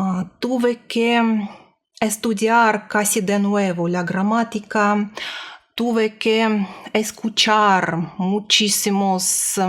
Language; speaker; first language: Spanish; non-native, learner; Russian